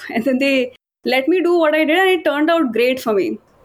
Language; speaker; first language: English; non-native, local second language; Hindi